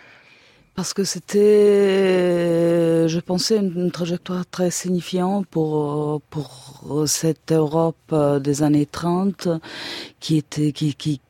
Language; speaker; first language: French; non-native, fluent; German